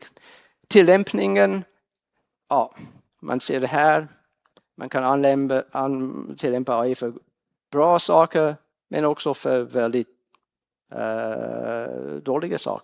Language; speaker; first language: Swedish; non-native, fluent; English